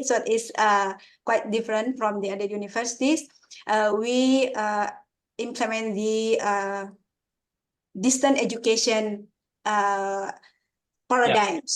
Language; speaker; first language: English; non-native, fluent; Indonesian